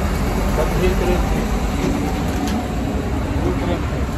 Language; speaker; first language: English; non-native, local second language; Filipino